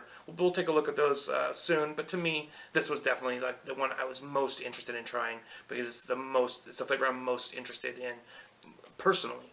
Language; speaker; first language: English; native; English